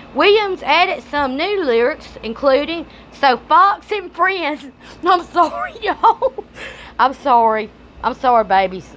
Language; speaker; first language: English; native; English